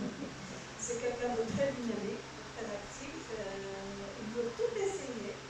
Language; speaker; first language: French; non-native, local second language; Arabic